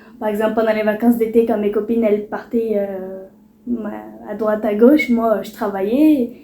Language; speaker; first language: French; early bilingual, other home language; Portuguese